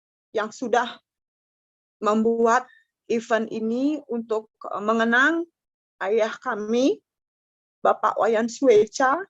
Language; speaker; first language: Indonesian; non-native, local second language; Balinese